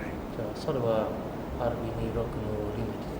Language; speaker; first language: Japanese; non-native, learner; English